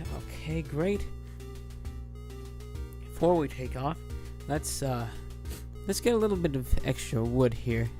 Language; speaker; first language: English; native; English